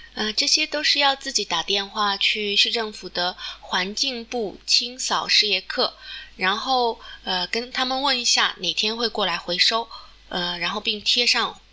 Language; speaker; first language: Chinese; native; Chinese